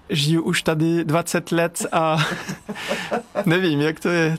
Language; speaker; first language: Czech; non-native, fluent; French